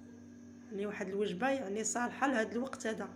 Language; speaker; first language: Arabic; native; Arabic